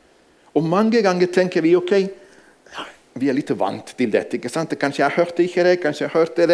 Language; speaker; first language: Norwegian; non-native, fluent; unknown